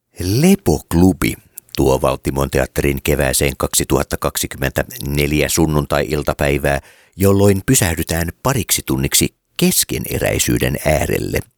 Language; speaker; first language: Finnish; native; Finnish